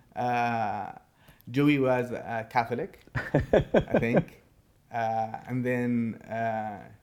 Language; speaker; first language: English; non-native, fluent; Arabic